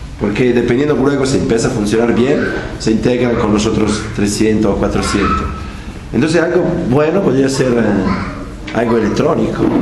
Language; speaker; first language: Spanish; non-native, fluent; Italian